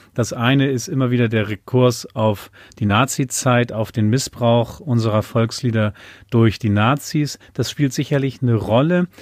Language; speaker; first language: German; native; German